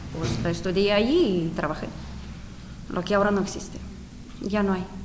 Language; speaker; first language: Spanish; non-native, fluent; Ukrainian